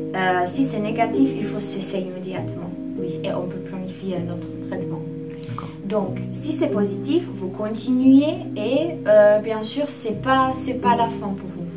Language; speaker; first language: French; non-native, fluent; Czech